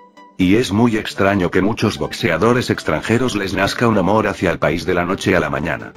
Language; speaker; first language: Spanish; native; Spanish